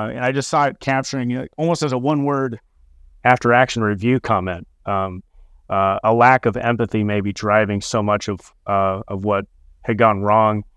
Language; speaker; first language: English; native; English